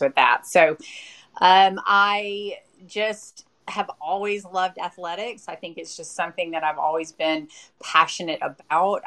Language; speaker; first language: English; native; English